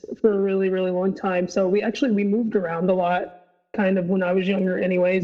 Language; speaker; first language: English; native; English